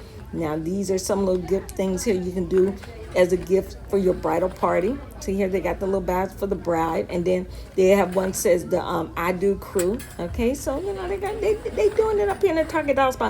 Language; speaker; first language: English; native; English